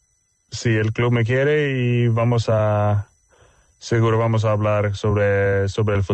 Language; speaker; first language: Spanish; non-native, fluent; Swedish